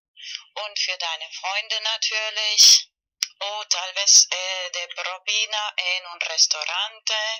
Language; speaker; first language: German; non-native, fluent; Spanish